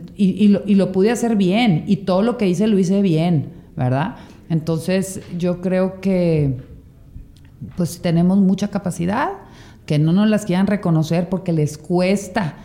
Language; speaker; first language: Spanish; native; Spanish